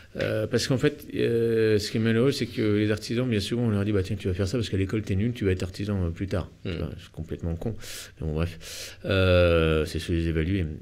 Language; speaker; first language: French; native; French